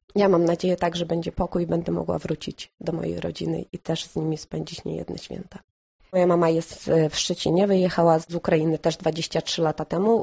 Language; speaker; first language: Polish; non-native, fluent; Ukrainian